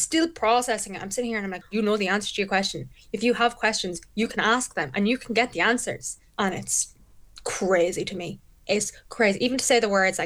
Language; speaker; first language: English; native; English